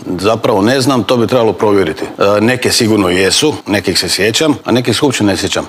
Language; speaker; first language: Croatian; native; Croatian